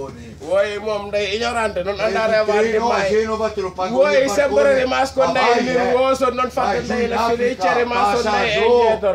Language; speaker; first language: Italian; non-native, learner; Wolof